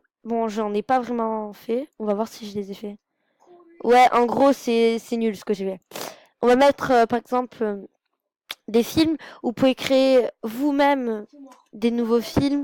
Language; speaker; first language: French; native; French